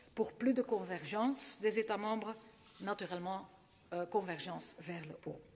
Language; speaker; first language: French; non-native, fluent; Dutch